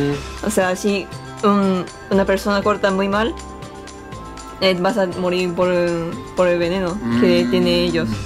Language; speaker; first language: Spanish; non-native, fluent; Japanese